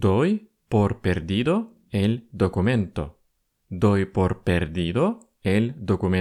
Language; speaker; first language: Spanish; non-native, fluent; Russian